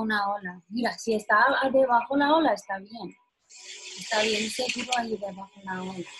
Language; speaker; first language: Spanish; non-native, fluent; English